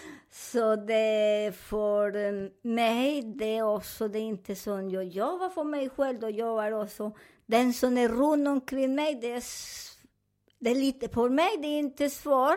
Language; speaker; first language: Swedish; non-native, learner; Spanish